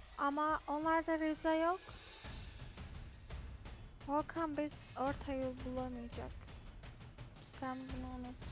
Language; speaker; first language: Turkish; non-native, learner; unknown